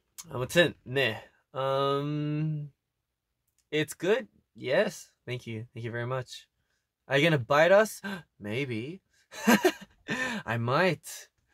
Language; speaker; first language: English; early bilingual, other home language; Korean